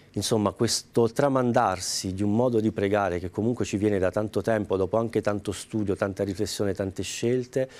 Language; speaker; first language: Italian; native; Italian